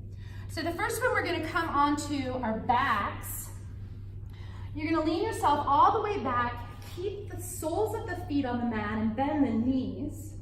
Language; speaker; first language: English; native; English